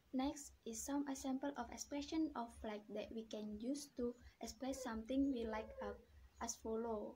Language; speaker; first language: English; non-native, learner; Indonesian